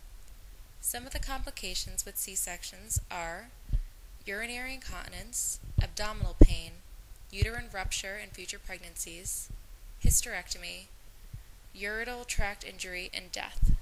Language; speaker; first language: English; native; English